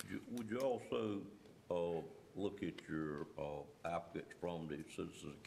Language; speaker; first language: English; native; English